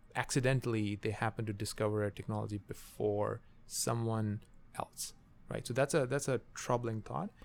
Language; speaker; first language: English; non-native, local second language; Urdu